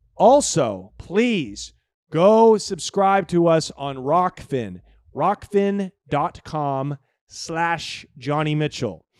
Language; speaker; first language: English; native; English